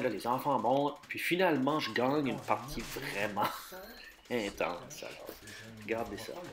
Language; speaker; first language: French; native; French